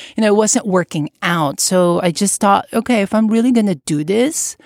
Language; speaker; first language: English; non-native, local second language; Filipino